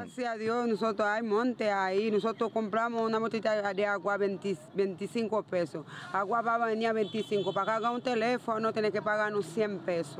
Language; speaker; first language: Spanish; non-native, learner; Haitian Creole